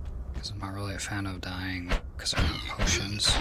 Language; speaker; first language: English; native; English